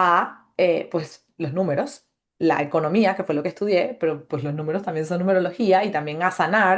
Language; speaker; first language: Spanish; native; Spanish